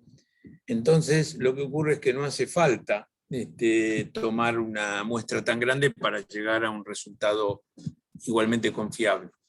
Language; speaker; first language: Spanish; native; Spanish